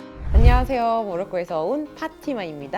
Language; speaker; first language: Korean; non-native, fluent; Arabic